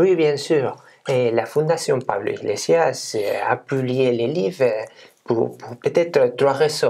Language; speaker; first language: French; non-native, fluent; Spanish